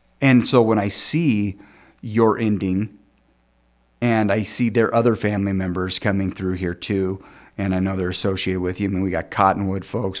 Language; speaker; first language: English; native; English